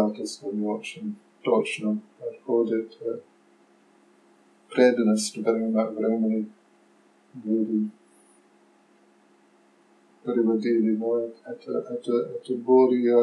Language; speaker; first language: Russian; non-native, fluent; English